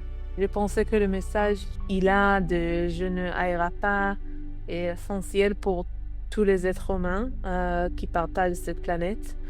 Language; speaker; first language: French; non-native, learner; Hebrew